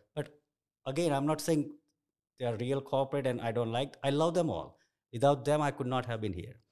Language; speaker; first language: English; non-native, local second language; Gujarati